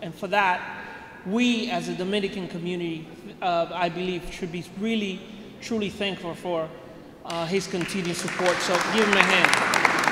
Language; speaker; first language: English; non-native, fluent; Spanish